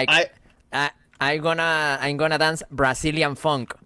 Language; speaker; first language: English; non-native, learner; Spanish